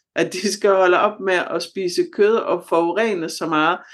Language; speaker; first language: Danish; native; Danish